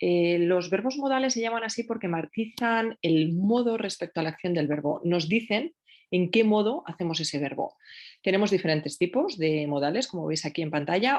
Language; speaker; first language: Spanish; native; Spanish